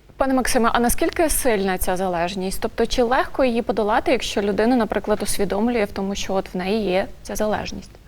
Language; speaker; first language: Ukrainian; native; Ukrainian